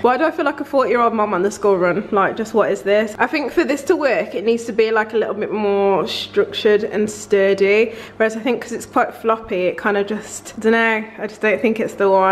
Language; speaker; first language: English; native; English